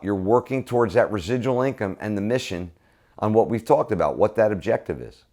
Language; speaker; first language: English; native; English